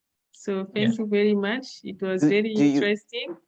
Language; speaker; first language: English; non-native, fluent; French